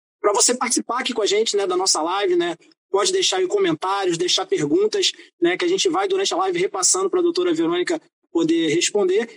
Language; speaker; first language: Portuguese; native; Portuguese